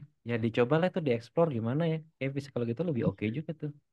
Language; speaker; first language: Indonesian; native; Indonesian